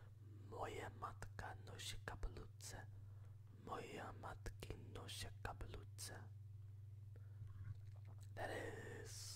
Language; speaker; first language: Polish; non-native, learner; English